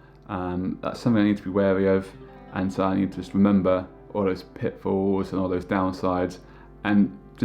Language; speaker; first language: English; native; English